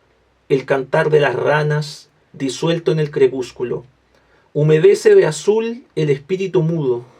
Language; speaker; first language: Spanish; native; Spanish